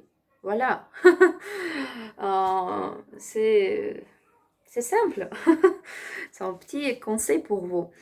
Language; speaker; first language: French; non-native, learner; Ukrainian